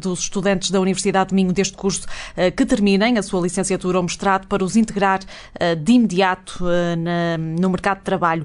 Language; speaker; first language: Portuguese; native; Portuguese